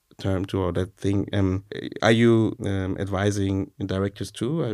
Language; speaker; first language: English; non-native, fluent; German